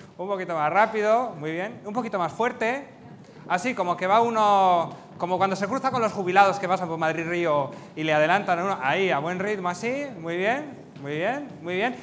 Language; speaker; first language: Spanish; native; Spanish